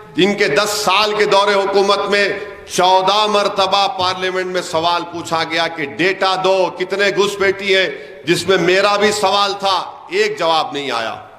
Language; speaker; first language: Urdu; native; Urdu